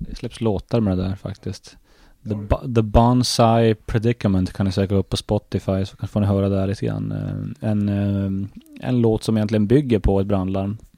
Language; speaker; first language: Swedish; native; Swedish